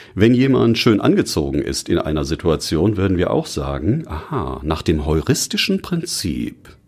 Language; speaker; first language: German; native; German